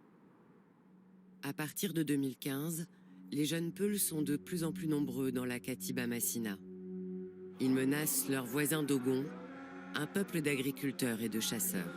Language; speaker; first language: French; native; French